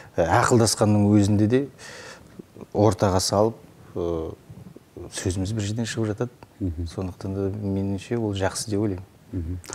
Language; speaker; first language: Kazakh; native; Kazakh